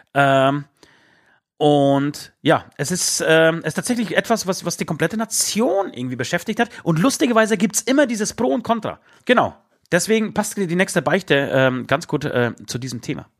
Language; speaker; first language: German; early bilingual, other home language; Polish